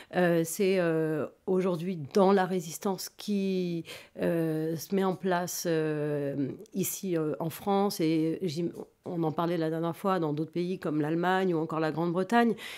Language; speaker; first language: French; native; French